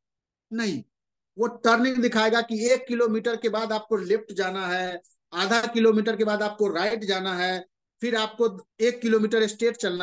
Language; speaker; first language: Hindi; native; Hindi